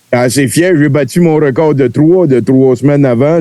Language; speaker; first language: French; native; French